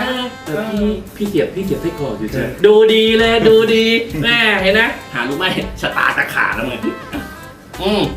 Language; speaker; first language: Thai; native; Thai